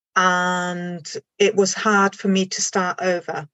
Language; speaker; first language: English; non-native, fluent; German